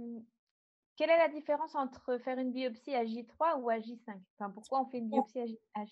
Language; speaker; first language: French; native; French